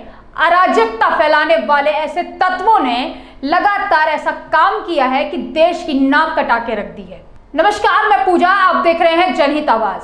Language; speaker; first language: Hindi; native; Hindi